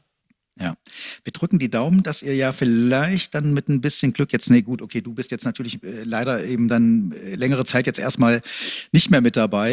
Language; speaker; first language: German; native; German